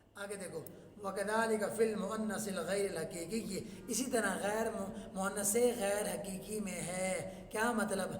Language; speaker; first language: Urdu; non-native, local second language; Northern Hindko